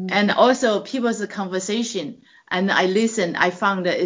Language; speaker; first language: English; non-native, fluent; Chinese